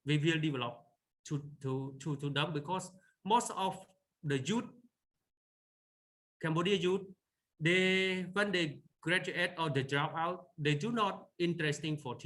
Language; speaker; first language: English; non-native, learner; Khmer